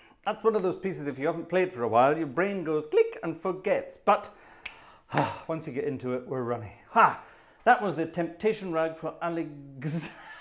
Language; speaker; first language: English; native; English